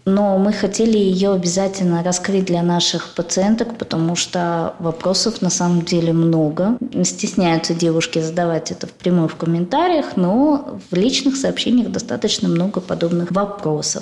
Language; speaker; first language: Russian; native; Russian